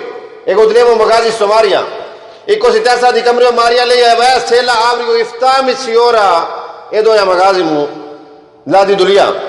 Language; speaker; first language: Greek; non-native, learner; Punjabi